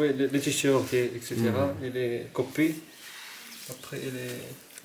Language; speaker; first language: French; non-native, learner; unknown